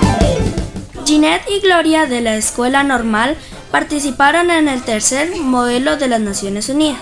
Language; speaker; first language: Spanish; native; Spanish